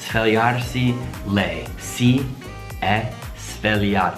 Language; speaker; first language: Italian; non-native, fluent; English